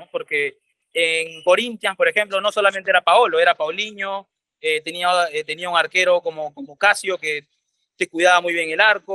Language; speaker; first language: Spanish; native; Spanish